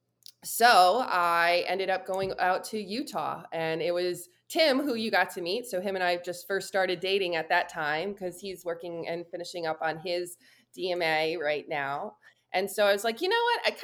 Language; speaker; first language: English; native; English